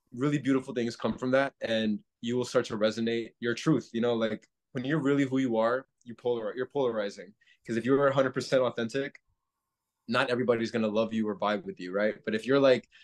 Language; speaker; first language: English; native; English